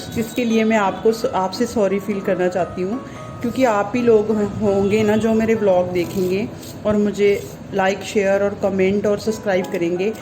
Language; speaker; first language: Hindi; non-native, local second language; Punjabi